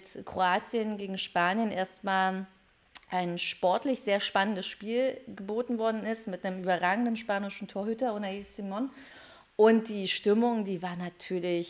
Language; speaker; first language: German; native; German